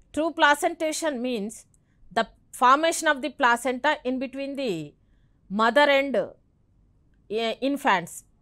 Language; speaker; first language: English; non-native, local second language; Telugu